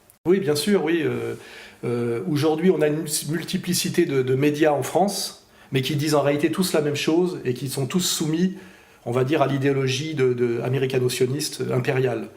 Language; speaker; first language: French; native; French